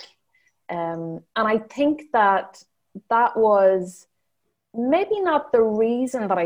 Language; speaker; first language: English; native; English